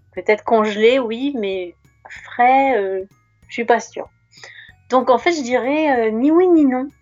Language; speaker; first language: French; native; French